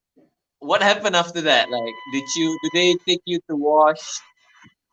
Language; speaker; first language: English; non-native, fluent; Malay